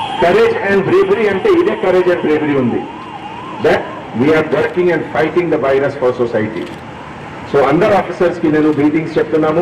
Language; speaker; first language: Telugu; non-native, local second language; Hindi